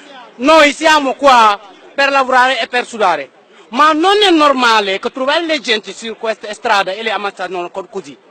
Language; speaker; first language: Italian; non-native, learner; Wolof